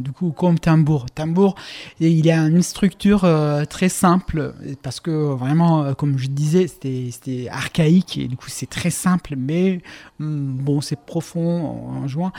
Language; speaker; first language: French; non-native, fluent; Kurdish